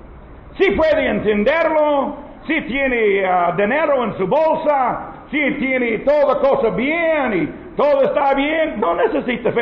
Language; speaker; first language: Spanish; non-native, learner; English